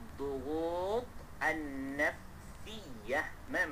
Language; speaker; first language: Arabic; non-native, fluent; Malay